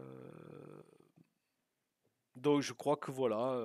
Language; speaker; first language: French; native; French